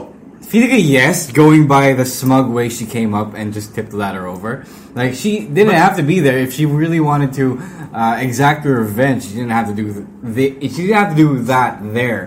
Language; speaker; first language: English; non-native, local second language; Filipino